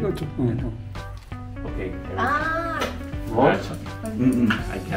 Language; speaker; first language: English; non-native, learner; Spanish